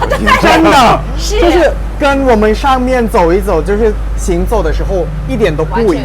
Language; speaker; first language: Chinese; non-native, fluent; Thai